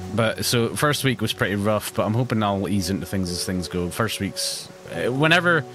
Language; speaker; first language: English; native; English